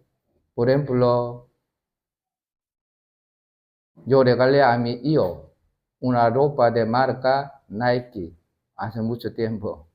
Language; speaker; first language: Spanish; non-native, learner; Korean